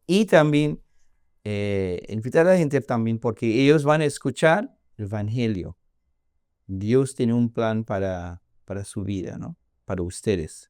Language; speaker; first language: Spanish; non-native, learner; English